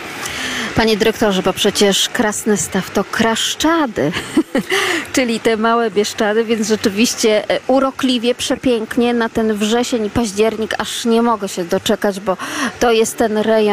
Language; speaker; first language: Polish; native; Polish